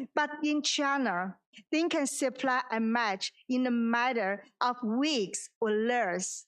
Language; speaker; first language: English; non-native, fluent; Chinese